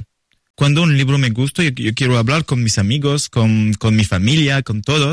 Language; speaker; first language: Spanish; non-native, learner; French